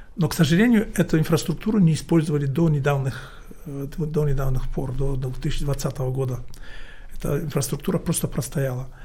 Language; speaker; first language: Russian; non-native, local second language; Tajik